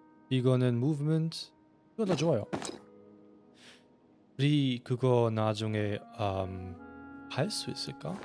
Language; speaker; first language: Korean; non-native, fluent; German